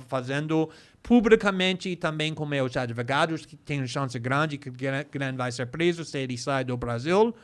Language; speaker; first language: Portuguese; non-native, fluent; English